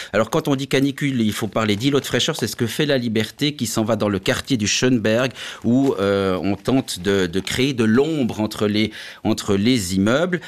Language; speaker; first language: French; native; French